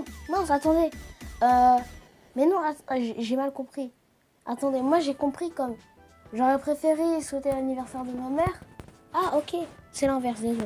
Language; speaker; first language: French; native; French